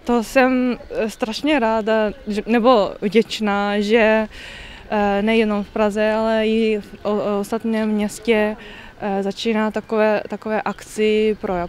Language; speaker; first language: Czech; non-native, learner; Japanese